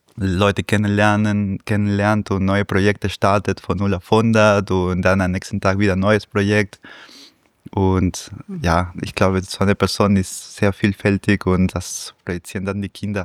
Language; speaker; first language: German; early bilingual, other home language; Spanish